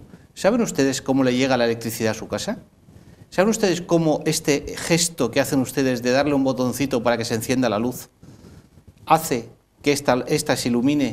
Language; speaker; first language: Spanish; native; Spanish